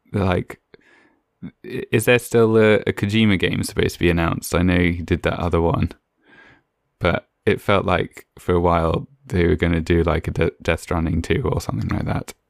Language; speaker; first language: English; native; English